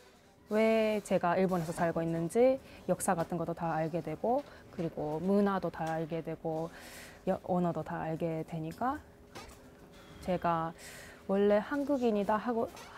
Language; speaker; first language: Korean; early bilingual, heritage; Japanese